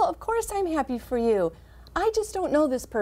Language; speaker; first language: English; native; English